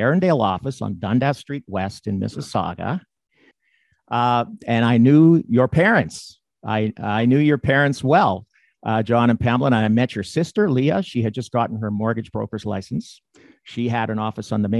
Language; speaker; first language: English; native; English